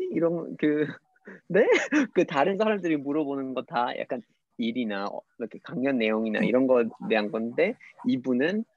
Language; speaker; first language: Korean; non-native, fluent; English